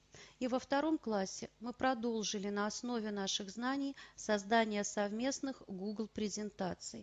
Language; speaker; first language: Russian; native; Russian